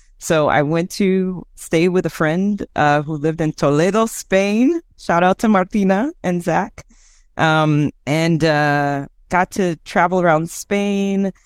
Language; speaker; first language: English; native; English